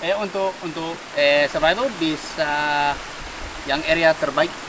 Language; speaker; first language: Indonesian; non-native, learner; English